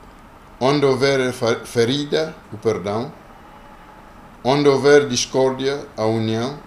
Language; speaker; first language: Portuguese; non-native, local second language; Kongo